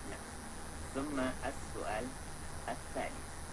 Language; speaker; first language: Arabic; non-native, fluent; Malay